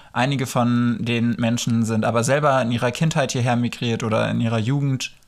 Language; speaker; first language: German; early bilingual, other home language; Polish